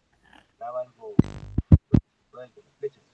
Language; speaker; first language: Spanish; native; Spanish